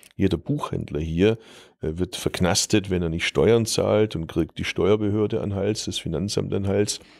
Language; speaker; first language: German; early bilingual, other home language; Turkish